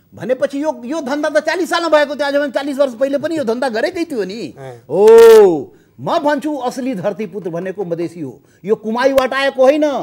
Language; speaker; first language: Nepali; non-native, local second language; Maithili